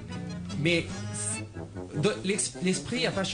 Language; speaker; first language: French; non-native, fluent; Spanish